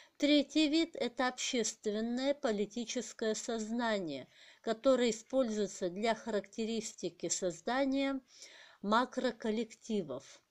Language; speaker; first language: Russian; non-native, local second language; Kazakh